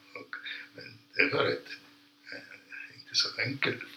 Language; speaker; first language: Swedish; non-native, fluent; Polish